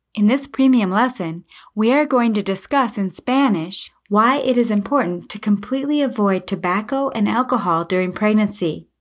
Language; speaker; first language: English; native; English